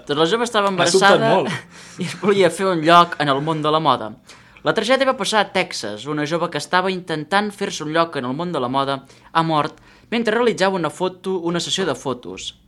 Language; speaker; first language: Catalan; native; Catalan